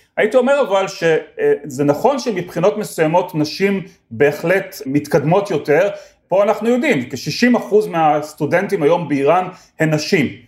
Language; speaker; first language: Hebrew; native; Hebrew